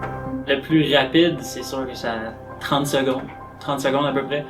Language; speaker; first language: French; native; French